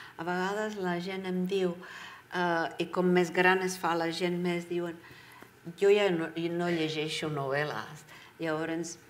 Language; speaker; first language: Catalan; non-native, fluent; Czech